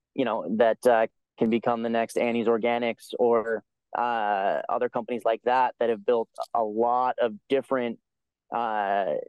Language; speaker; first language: English; native; English